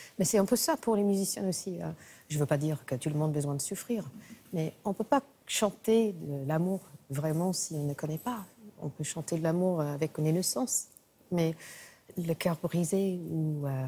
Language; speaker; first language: French; non-native, fluent; English